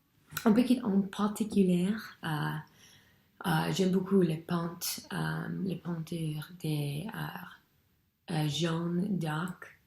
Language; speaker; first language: French; non-native, learner; English